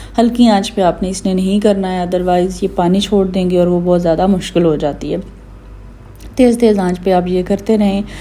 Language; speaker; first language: Urdu; native; Urdu